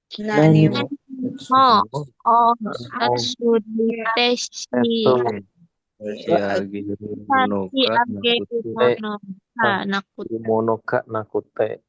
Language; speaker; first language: Japanese; non-native, learner; Indonesian